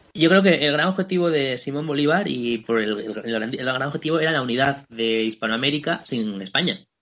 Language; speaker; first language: Spanish; native; Spanish